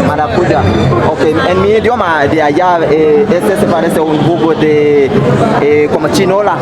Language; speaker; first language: Spanish; non-native, learner; Haitian Creole